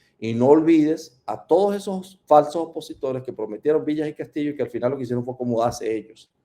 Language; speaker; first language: Spanish; native; Spanish